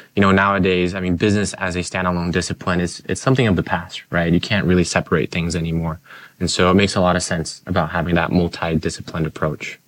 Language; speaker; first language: English; non-native, fluent; Portuguese